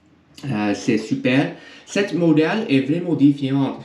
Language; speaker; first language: French; non-native, learner; English